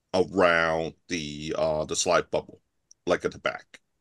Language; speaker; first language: English; non-native, local second language; Cantonese